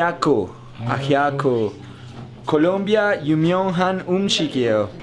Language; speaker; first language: Korean; non-native, learner; Spanish